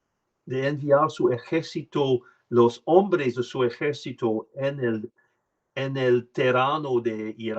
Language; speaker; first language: Spanish; non-native, learner; French